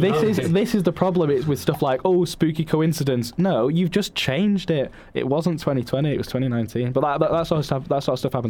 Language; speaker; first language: English; native; English